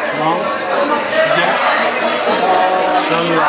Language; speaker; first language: Polish; non-native, learner; Turkish